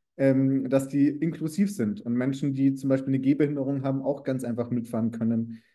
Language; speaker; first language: German; native; German